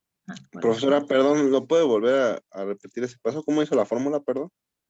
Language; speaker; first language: Spanish; native; Spanish